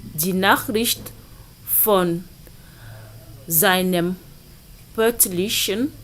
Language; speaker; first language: German; non-native, learner; French